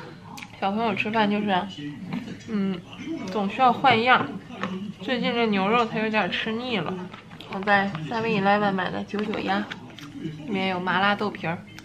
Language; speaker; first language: Chinese; native; Chinese